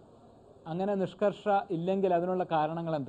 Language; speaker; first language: Malayalam; native; Malayalam